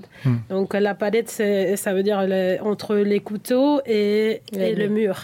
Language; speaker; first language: French; non-native, fluent; Spanish